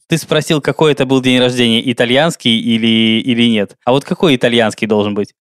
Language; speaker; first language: Russian; native; Russian